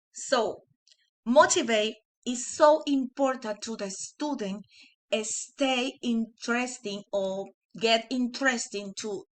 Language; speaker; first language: English; non-native, learner; Spanish